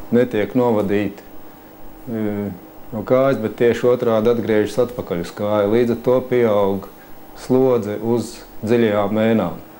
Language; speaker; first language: Latvian; native; Latvian